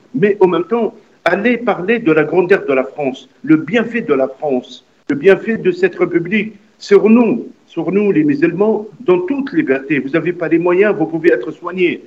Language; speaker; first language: French; non-native, local second language; Arabic